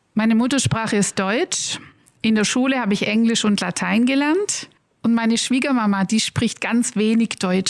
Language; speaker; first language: German; native; German